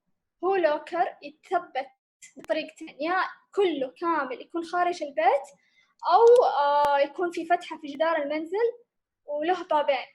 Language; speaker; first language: Arabic; native; Arabic